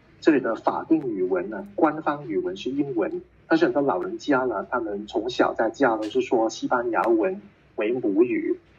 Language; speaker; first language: Chinese; non-native, local second language; Cantonese